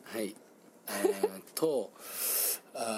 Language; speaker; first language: Japanese; non-native, learner; Chinese